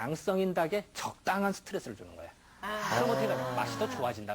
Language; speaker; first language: Korean; native; Korean